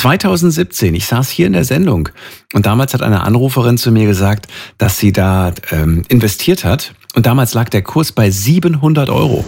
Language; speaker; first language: German; native; German